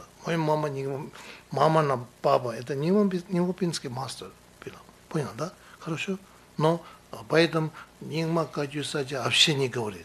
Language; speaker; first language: Russian; non-native, learner; Tibetan